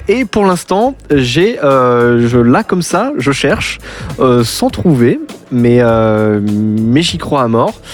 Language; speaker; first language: French; native; French